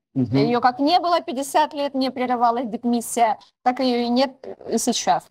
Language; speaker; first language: Russian; native; Russian